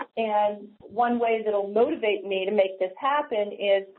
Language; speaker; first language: English; native; English